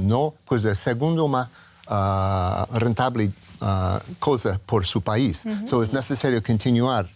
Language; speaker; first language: Spanish; non-native, learner; English